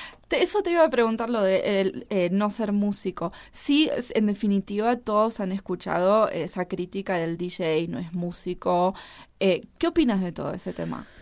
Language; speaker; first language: Spanish; native; Spanish